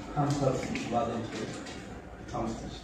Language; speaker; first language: Arabic; non-native, learner; Bangla